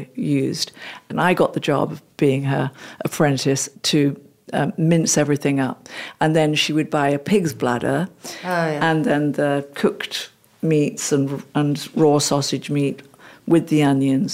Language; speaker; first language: English; native; English